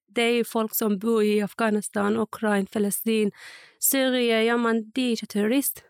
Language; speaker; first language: Norwegian; non-native, learner; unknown